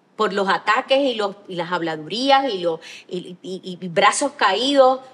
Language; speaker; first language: Spanish; native; Spanish